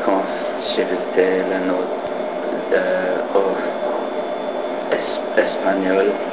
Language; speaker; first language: French; non-native, learner; English